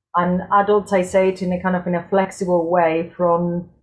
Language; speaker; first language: English; non-native, fluent; Spanish